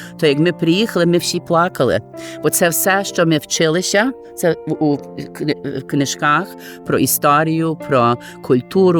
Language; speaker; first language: Ukrainian; early bilingual, heritage; Ukrainian